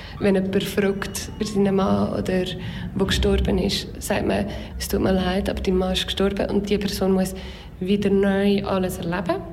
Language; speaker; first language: German; non-native, local second language; French